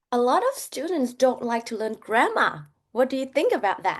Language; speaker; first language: English; non-native, fluent; Thai